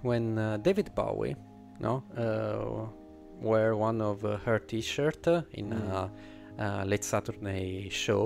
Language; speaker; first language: English; non-native, fluent; Italian